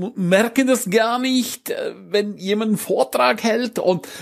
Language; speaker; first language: German; native; German